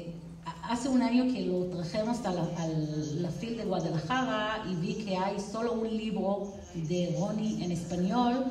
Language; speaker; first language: Spanish; non-native, fluent; Hebrew